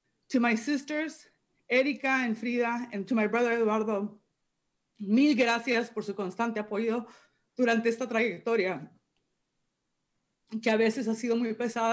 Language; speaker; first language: Spanish; native; Spanish